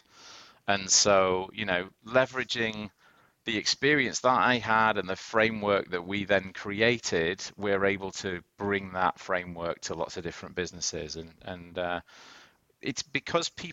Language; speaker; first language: English; native; English